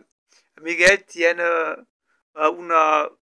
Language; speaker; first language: Spanish; non-native, learner; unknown